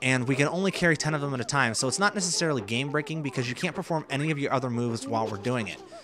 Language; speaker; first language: English; native; English